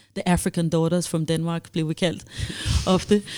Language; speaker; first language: Danish; early bilingual, other home language; Swahili